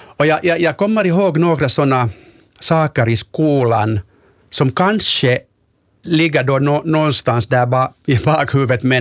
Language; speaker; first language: Swedish; non-native, local second language; Finnish